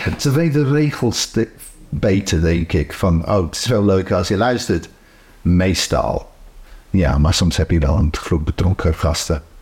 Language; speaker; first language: Dutch; non-native, fluent; English